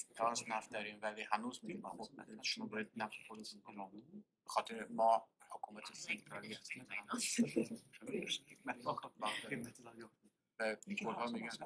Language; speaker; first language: Persian; non-native, learner; Kurdish